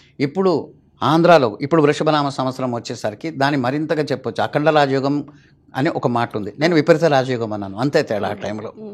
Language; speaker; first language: Telugu; non-native, fluent; Malayalam